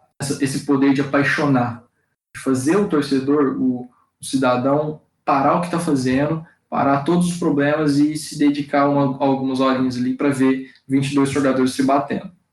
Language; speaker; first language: Portuguese; native; Portuguese